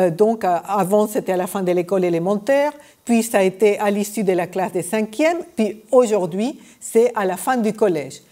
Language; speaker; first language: French; non-native, fluent; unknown